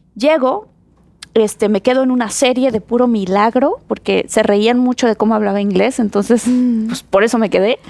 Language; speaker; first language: Spanish; native; Spanish